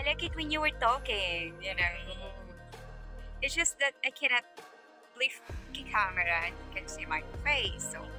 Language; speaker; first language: English; non-native, local second language; Filipino